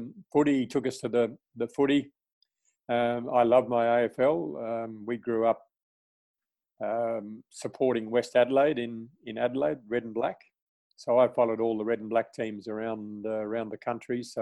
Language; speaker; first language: English; native; English